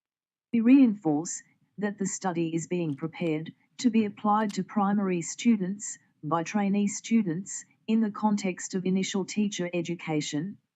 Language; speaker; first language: English; non-native, fluent; Portuguese